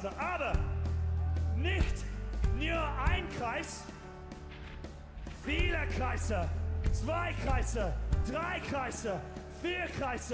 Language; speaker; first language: German; non-native, learner; English